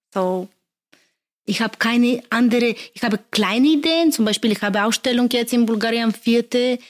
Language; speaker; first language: German; non-native, learner; Bulgarian